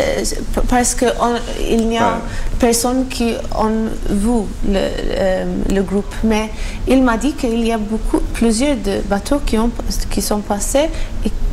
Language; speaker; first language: French; non-native, learner; Maltese